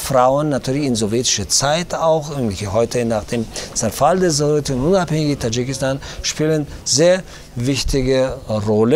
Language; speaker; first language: German; non-native, learner; Tajik